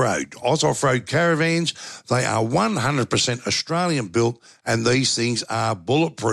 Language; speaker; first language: English; native; English